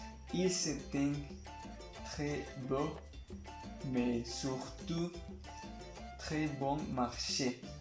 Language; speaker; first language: French; non-native, learner; Spanish